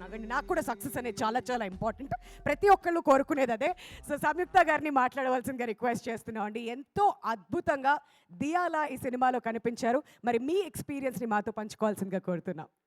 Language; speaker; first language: Telugu; native; Telugu